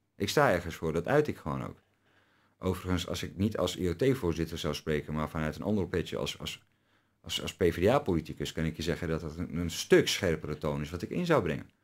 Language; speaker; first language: Dutch; early bilingual, other home language; Turkish